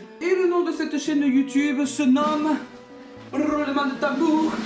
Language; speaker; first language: French; native; French